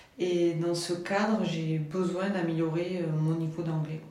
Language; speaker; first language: French; native; French